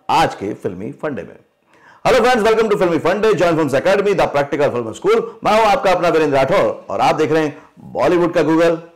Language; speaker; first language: Hindi; native; Hindi